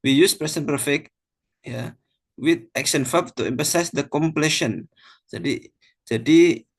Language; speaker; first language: English; non-native, fluent; Indonesian